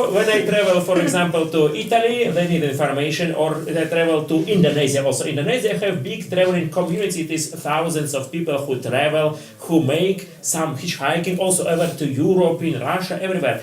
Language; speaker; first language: English; non-native, learner; Russian